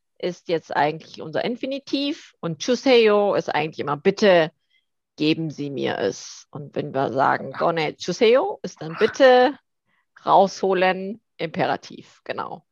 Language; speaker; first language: German; early bilingual, other home language; Korean